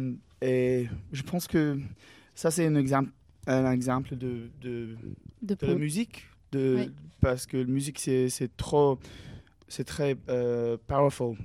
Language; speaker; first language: French; non-native, learner; English